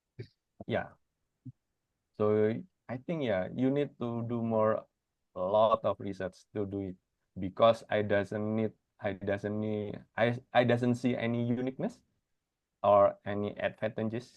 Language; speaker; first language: English; non-native, fluent; Indonesian